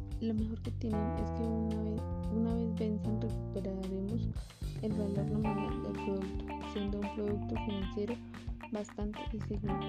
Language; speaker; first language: Spanish; native; Spanish